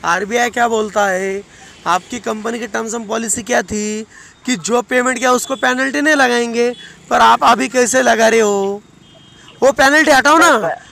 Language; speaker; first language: Hindi; non-native, local second language; Marathi